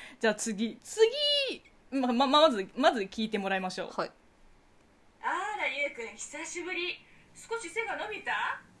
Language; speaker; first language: Japanese; non-native, fluent; Chinese